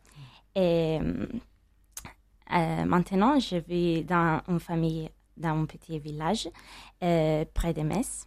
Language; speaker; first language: French; non-native, learner; Italian